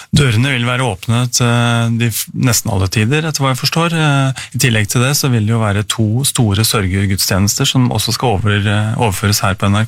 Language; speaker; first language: Norwegian; native; Norwegian